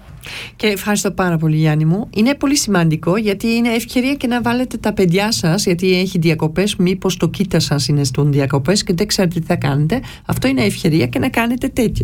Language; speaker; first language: Greek; early bilingual, heritage; Greek